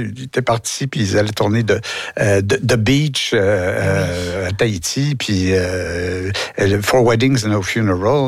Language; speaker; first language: French; native; French